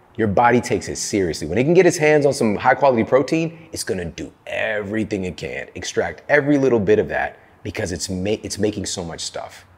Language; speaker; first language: English; native; English